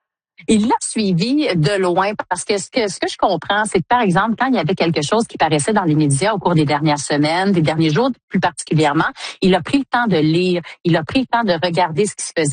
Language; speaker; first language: French; native; French